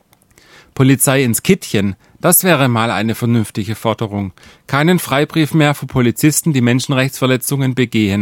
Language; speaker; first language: German; native; German